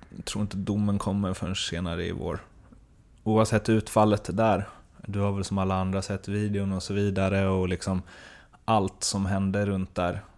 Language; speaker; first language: Swedish; native; Swedish